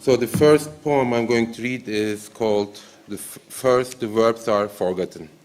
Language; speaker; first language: English; non-native, fluent; Turkish